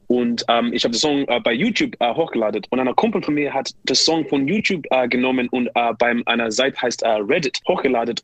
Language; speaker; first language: German; non-native, learner; English